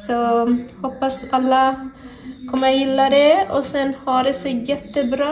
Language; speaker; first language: Swedish; non-native, fluent; Bangla